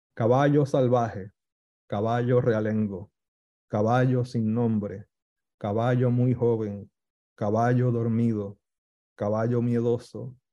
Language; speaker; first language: Spanish; early bilingual, heritage; Spanish